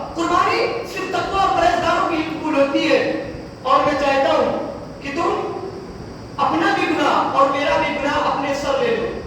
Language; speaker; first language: Urdu; native; Urdu